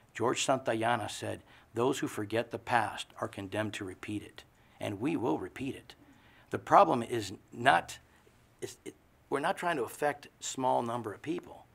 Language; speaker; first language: English; native; English